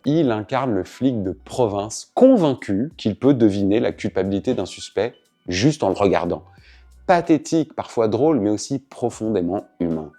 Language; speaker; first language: French; native; French